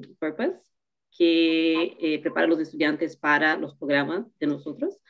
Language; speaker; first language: Spanish; non-native, fluent; Portuguese